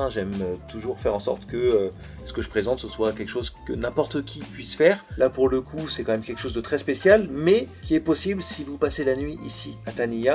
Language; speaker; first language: French; native; French